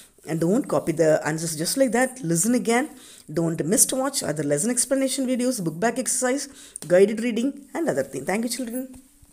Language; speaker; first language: English; non-native, local second language; Tamil